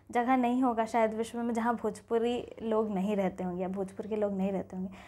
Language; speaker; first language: Hindi; native; Hindi